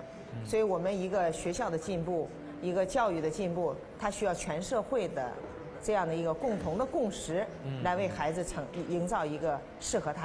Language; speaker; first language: Chinese; native; Chinese